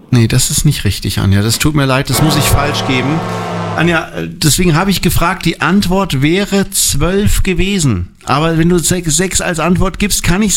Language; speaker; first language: German; native; German